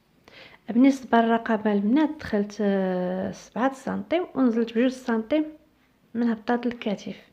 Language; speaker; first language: Arabic; native; Arabic